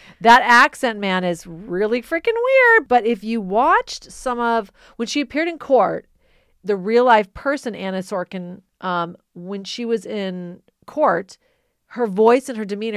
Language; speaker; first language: English; native; English